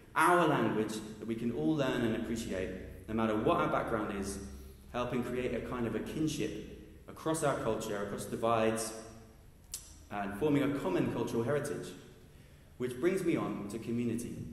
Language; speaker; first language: English; native; English